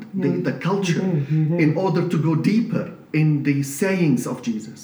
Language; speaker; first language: English; non-native, fluent; Arabic